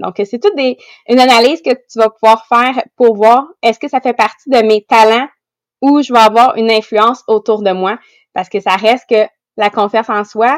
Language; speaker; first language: French; native; French